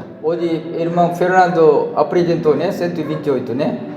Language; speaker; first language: Portuguese; non-native, learner; Korean